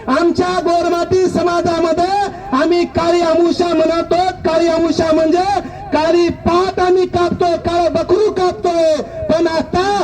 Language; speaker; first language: Marathi; non-native, local second language; Lambadi